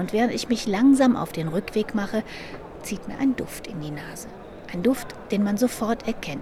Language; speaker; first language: German; native; German